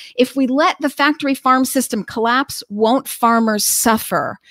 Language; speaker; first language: English; native; English